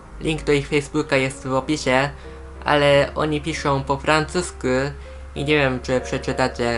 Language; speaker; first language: Polish; non-native, fluent; Japanese